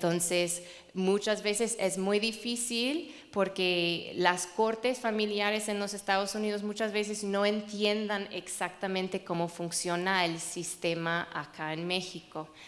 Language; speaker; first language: Spanish; non-native, fluent; English